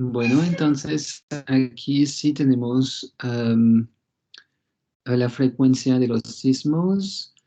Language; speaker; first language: Spanish; non-native, fluent; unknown